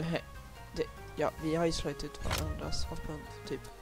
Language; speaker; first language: Swedish; native; Swedish